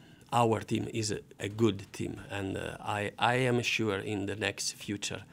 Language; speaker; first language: English; non-native, learner; Italian